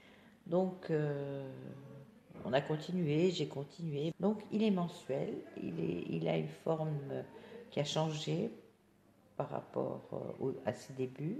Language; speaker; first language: French; non-native, local second language; Italian